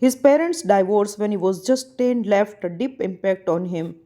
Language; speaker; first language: English; non-native, local second language; Gujarati